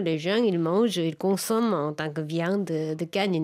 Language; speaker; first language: French; non-native, fluent; Korean